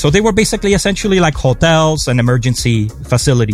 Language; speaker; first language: English; non-native, fluent; Polish